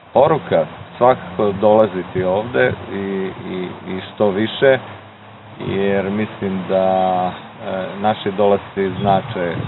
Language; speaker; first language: Croatian; early bilingual, heritage; Croatian